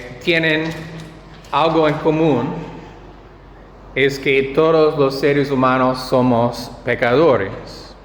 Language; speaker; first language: Spanish; non-native, fluent; English